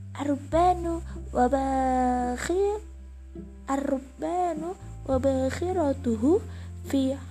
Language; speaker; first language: Arabic; non-native, learner; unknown